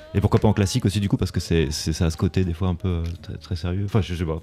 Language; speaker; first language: French; native; French